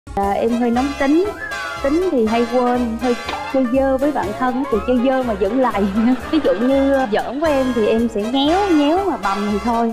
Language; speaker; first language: Vietnamese; native; Vietnamese